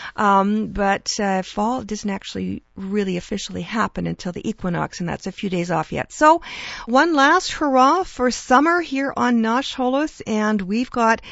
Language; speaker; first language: English; early bilingual, other home language; Ukrainian